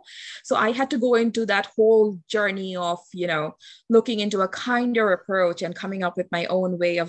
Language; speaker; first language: English; non-native, local second language; Bangla